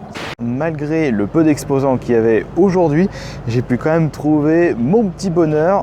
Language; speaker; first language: French; native; French